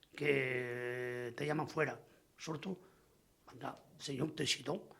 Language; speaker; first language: Spanish; non-native, local second language; Catalan